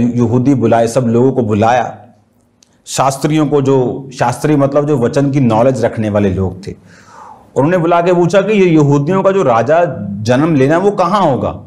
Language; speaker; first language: Hindi; native; Hindi